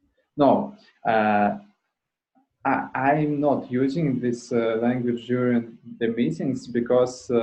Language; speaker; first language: English; non-native, learner; Russian